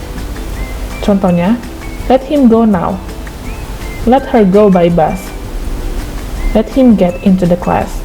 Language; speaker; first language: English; non-native, fluent; Indonesian